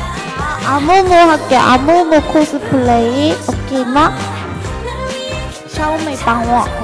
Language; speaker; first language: Chinese; non-native, fluent; Korean